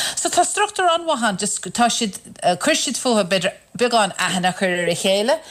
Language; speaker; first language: Irish; non-native, local second language; English